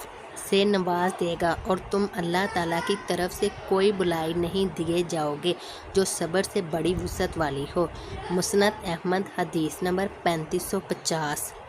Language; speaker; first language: Urdu; native; Urdu